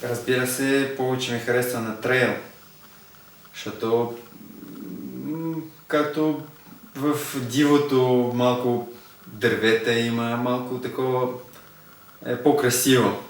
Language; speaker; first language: Bulgarian; non-native, learner; Russian